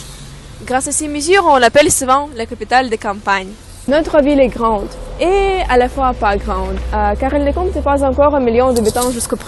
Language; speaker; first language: French; non-native, learner; Russian